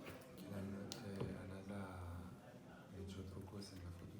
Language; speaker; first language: Spanish; non-native, learner; French